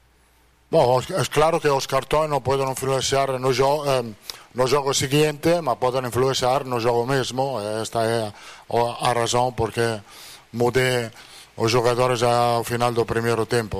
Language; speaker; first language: Portuguese; non-native, fluent; Italian